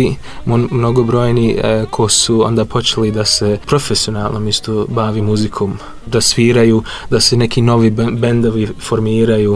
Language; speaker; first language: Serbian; non-native, fluent; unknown